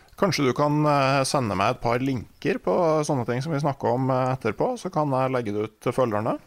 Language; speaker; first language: Norwegian; native; Norwegian